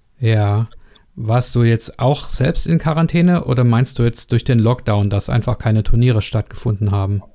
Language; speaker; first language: German; non-native, learner; Czech